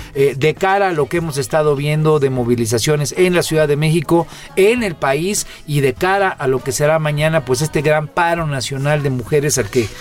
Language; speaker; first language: Spanish; native; Spanish